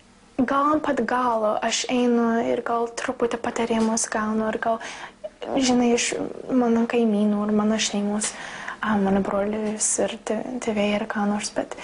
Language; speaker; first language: Lithuanian; early bilingual, heritage; English